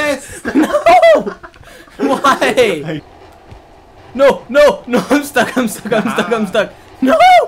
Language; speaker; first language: English; native; English